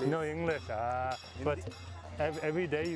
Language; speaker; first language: English; non-native, learner; Chinese